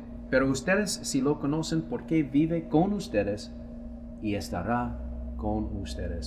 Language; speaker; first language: Spanish; non-native, fluent; English